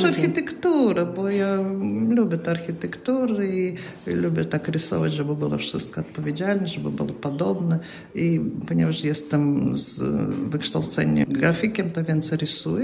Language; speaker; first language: Polish; non-native, local second language; Russian